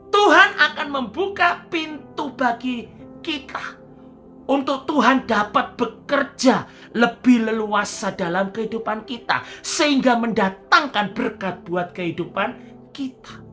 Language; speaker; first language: Indonesian; native; Indonesian